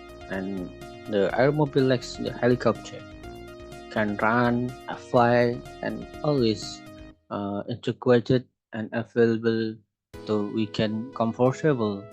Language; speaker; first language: English; non-native, learner; Indonesian